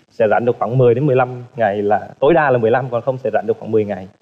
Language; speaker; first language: Vietnamese; native; Vietnamese